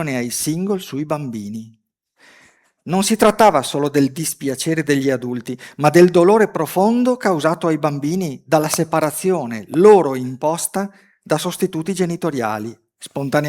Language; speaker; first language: Italian; native; Italian